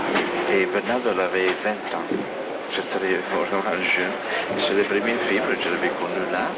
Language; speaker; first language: French; non-native, fluent; Italian